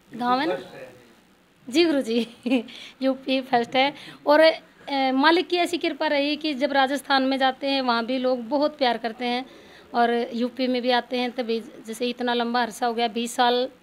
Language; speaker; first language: Hindi; native; Hindi